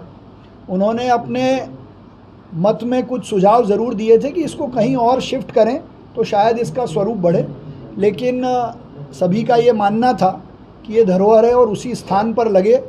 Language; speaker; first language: Hindi; native; Hindi